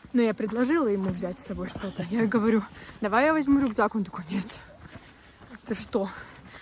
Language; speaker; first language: Russian; native; Russian